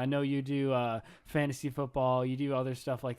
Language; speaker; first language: English; native; English